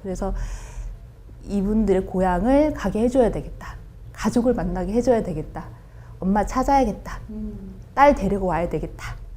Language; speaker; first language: Korean; native; Korean